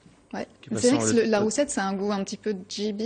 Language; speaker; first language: French; native; French